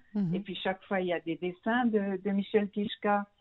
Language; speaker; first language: French; native; French